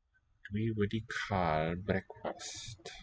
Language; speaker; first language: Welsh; non-native, learner; English